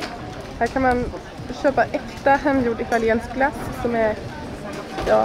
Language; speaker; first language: Swedish; native; Swedish